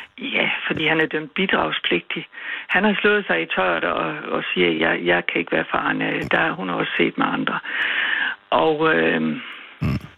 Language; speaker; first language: Danish; native; Danish